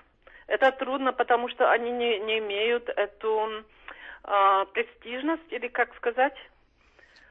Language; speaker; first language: Russian; non-native, fluent; Czech